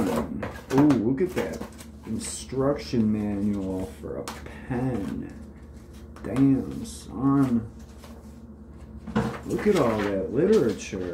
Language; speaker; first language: English; native; English